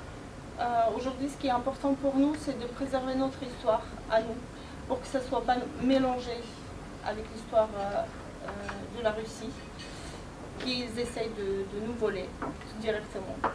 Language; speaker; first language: French; non-native, fluent; Ukrainian